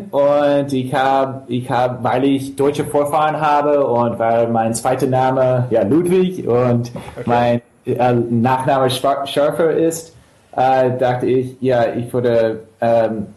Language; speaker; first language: German; non-native, fluent; English